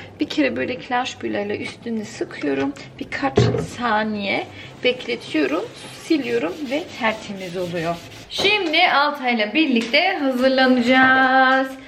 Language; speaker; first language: Turkish; early bilingual, heritage; Turkish